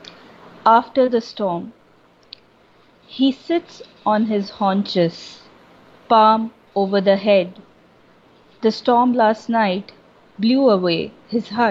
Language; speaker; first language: English; non-native, local second language; Bangla